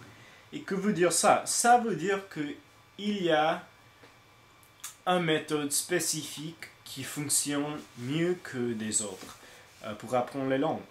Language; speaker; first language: French; non-native, learner; English